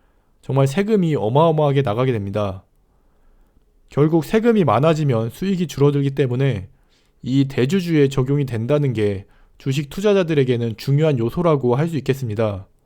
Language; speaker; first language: Korean; native; Korean